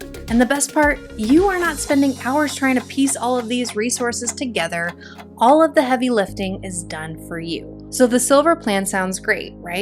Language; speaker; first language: English; native; English